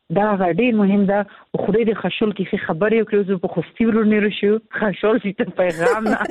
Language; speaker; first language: Pashto; native; Pashto